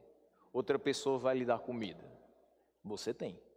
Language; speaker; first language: Portuguese; native; Portuguese